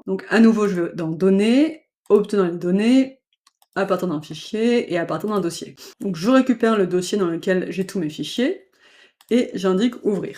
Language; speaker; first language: French; native; French